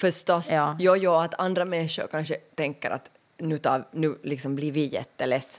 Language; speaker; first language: Swedish; native; Swedish